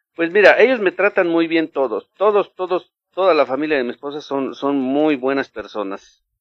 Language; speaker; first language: Spanish; native; Spanish